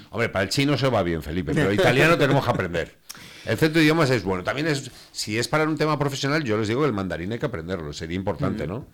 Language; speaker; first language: Spanish; native; Spanish